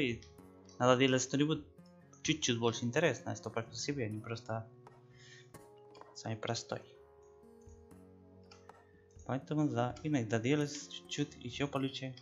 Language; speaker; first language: Russian; non-native, learner; Spanish